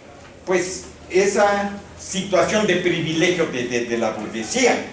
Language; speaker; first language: Spanish; native; Spanish